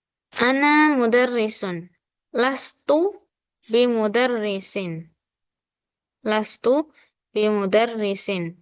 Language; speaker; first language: Arabic; non-native, fluent; Indonesian